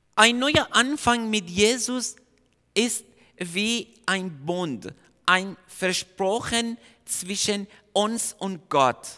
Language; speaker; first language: German; non-native, fluent; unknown